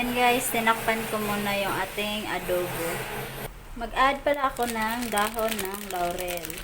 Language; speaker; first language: Filipino; native; Filipino